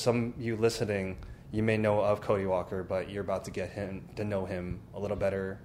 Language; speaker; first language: English; native; English